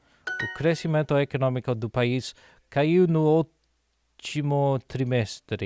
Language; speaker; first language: Portuguese; non-native, learner; English